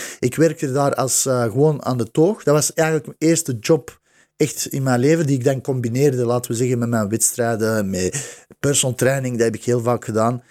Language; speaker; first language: Dutch; early bilingual, other home language; Bosnian